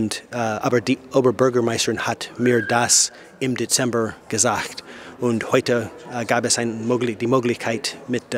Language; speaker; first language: German; non-native, learner; English